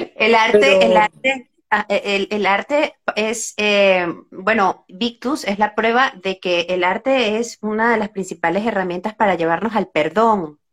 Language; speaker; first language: Spanish; native; Spanish